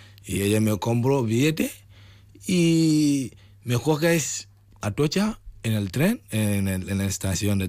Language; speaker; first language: Spanish; non-native, learner; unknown